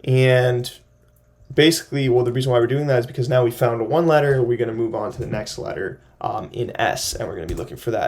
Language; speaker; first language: English; native; English